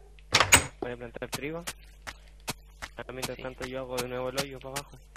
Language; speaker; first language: Spanish; native; Spanish